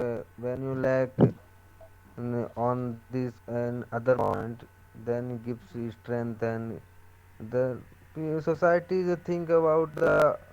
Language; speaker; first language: English; non-native, learner; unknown